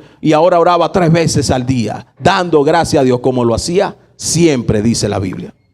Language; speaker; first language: Spanish; native; Spanish